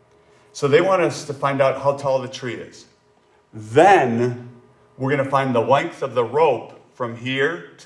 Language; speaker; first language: English; native; English